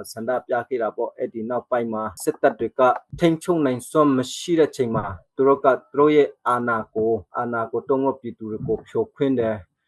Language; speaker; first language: Burmese; non-native, local second language; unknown